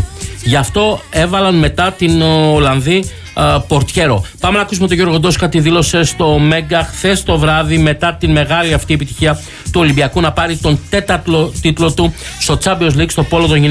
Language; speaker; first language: Greek; native; Greek